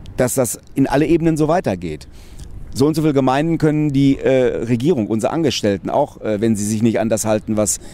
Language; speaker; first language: German; native; German